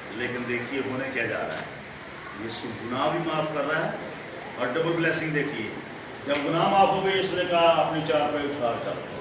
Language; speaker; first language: Urdu; non-native, local second language; Punjabi